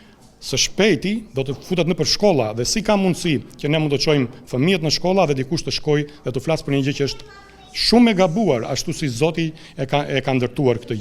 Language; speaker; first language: Albanian; native; Albanian